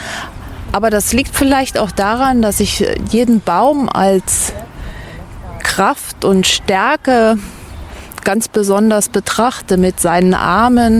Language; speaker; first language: German; native; German